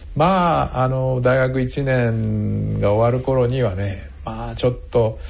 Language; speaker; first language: Japanese; native; Japanese